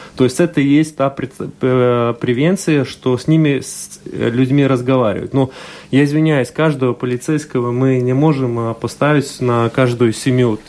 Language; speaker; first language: Russian; non-native, local second language; Latvian